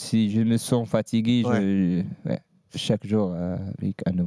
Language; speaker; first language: French; non-native, learner; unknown